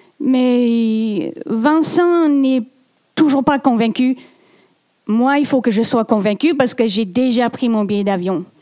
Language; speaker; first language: French; non-native, fluent; English